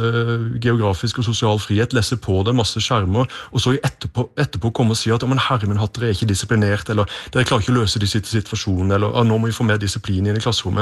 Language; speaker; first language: Norwegian; native; Norwegian